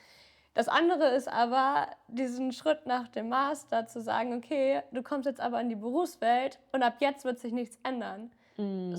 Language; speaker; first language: German; native; German